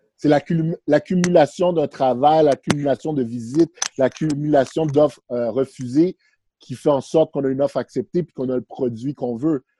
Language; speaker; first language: French; early bilingual, other home language; Haitian Creole